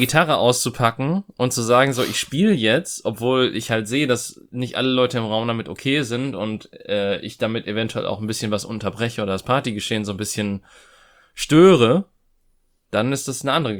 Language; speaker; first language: German; native; German